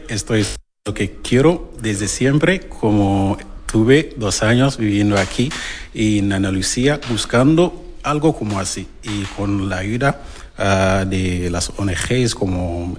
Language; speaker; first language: Spanish; non-native, learner; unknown